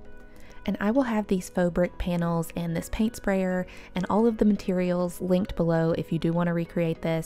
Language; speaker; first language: English; native; English